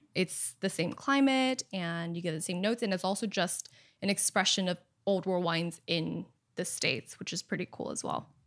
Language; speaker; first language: English; early bilingual, other home language; Chinese